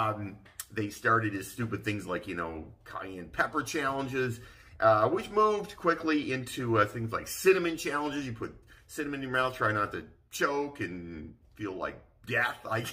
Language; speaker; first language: English; native; English